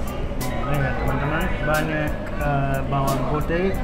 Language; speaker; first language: Indonesian; non-native, learner; English